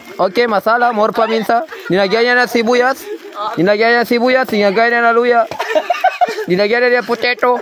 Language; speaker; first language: Filipino; non-native, local second language; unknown